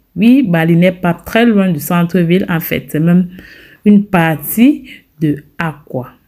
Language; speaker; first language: French; non-native, local second language; English